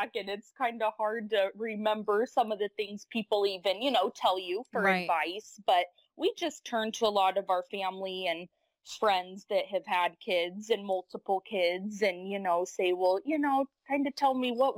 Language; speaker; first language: English; native; English